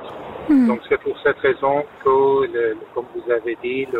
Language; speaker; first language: French; non-native, fluent; Persian